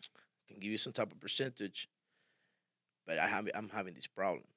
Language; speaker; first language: English; early bilingual, other home language; Spanish